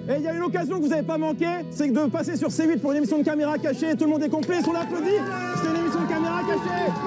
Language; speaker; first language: French; native; French